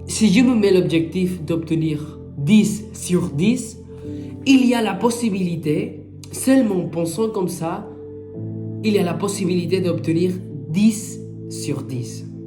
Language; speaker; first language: French; non-native, fluent; Spanish